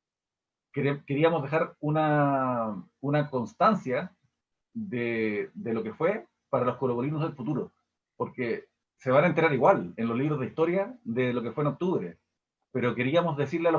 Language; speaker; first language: Spanish; native; Spanish